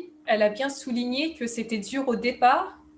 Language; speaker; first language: French; native; French